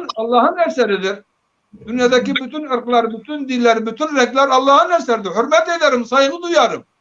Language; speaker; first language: Turkish; non-native, local second language; Zaza